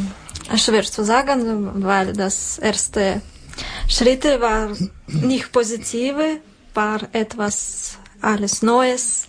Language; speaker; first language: German; non-native, learner; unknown